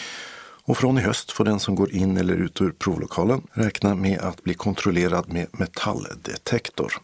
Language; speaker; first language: Swedish; native; Swedish